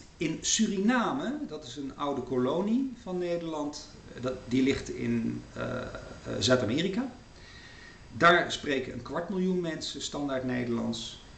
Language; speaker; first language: Dutch; native; Dutch